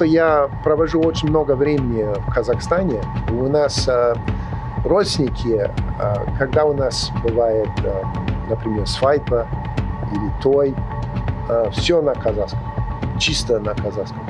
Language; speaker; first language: Russian; non-native, fluent; English